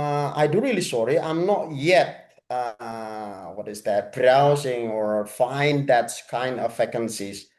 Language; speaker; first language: English; non-native, fluent; Indonesian